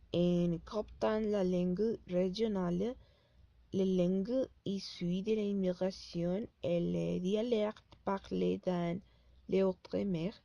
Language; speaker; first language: French; non-native, learner; Spanish